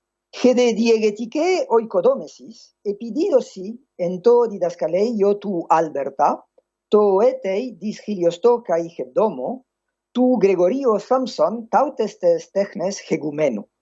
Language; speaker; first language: Greek; non-native, fluent; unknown